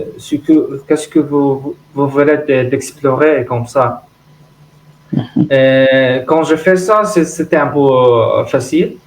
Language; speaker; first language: French; non-native, learner; Arabic